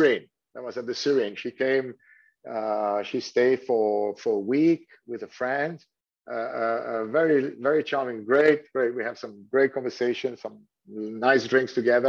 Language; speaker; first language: English; non-native, fluent; French